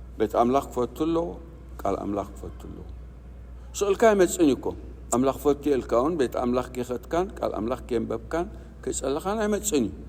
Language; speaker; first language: Tigrinya; native; Tigrinya